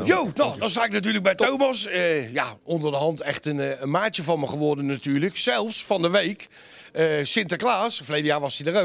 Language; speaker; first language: Dutch; native; Dutch